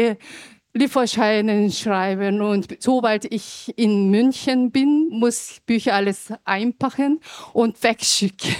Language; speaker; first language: German; non-native, fluent; Korean